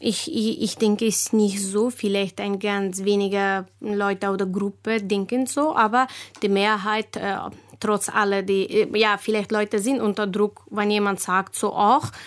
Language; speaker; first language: German; non-native, learner; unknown